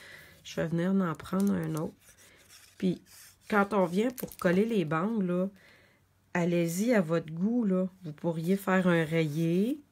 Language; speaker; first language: French; native; French